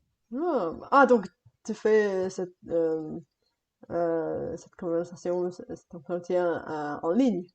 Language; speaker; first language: French; non-native, fluent; Bulgarian